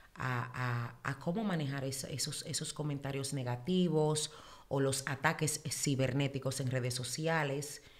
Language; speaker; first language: Spanish; early bilingual, heritage; Spanish